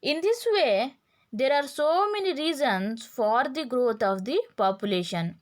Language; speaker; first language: English; non-native, local second language; Kannada